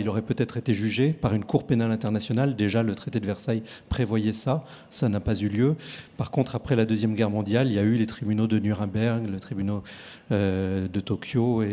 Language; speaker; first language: French; native; French